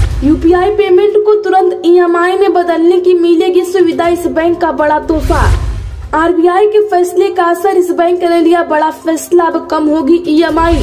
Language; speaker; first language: Hindi; native; Hindi